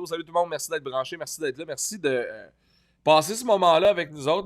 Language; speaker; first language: French; native; French